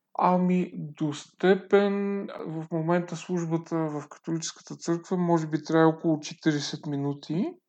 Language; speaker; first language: Bulgarian; native; Bulgarian